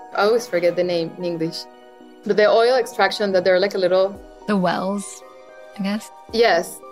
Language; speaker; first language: English; non-native, fluent; Spanish